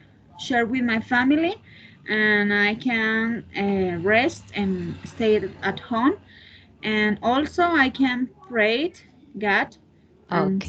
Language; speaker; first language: English; non-native, learner; Spanish